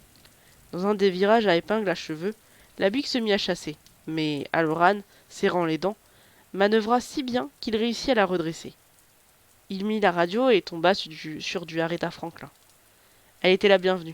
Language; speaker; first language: French; native; French